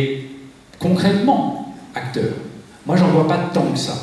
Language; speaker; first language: French; native; French